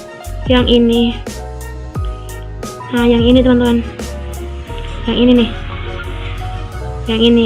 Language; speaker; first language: Indonesian; native; Indonesian